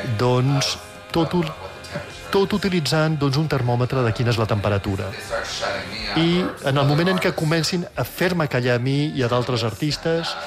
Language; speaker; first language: Catalan; non-native, learner; English